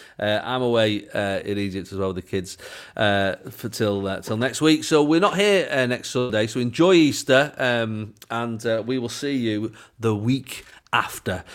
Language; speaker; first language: English; native; English